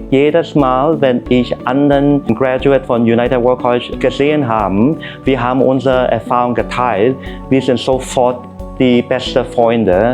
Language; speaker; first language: German; non-native, learner; Cantonese